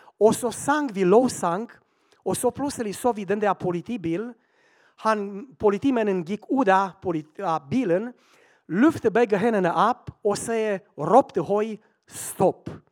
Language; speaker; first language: Swedish; non-native, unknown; Romanian